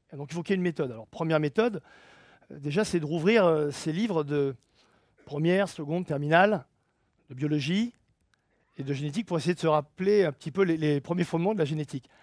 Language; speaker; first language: French; native; French